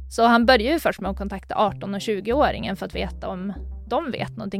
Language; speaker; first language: Swedish; native; Swedish